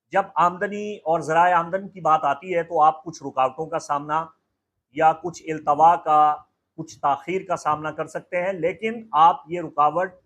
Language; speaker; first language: Urdu; native; Urdu